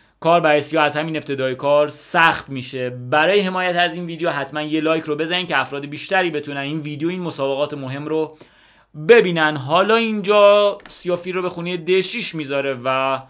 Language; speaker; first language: Persian; native; Persian